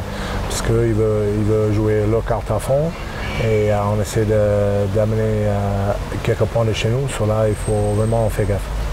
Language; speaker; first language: French; non-native, learner; English